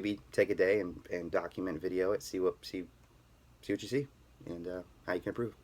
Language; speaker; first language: English; native; English